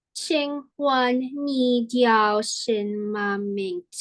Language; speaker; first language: Chinese; non-native, learner; Filipino